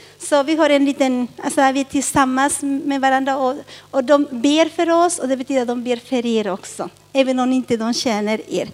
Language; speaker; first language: Swedish; early bilingual, other home language; Spanish